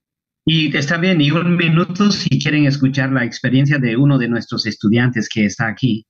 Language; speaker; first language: Spanish; non-native, local second language; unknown